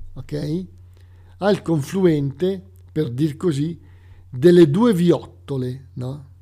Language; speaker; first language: Italian; native; Italian